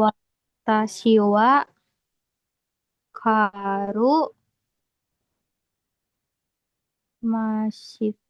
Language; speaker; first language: Japanese; non-native, learner; Indonesian